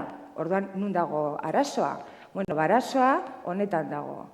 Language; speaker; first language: Basque; native; Basque